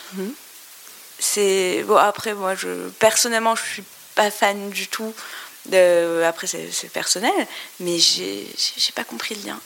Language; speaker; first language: French; non-native, local second language; Arabic